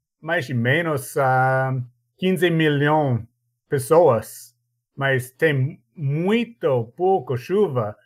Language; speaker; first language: Portuguese; non-native, learner; English